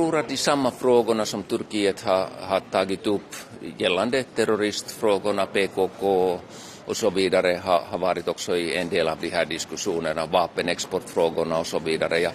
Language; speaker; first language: Swedish; non-native, local second language; Finnish